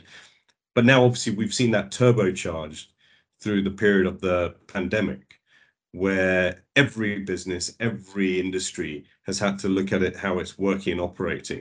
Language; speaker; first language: English; native; English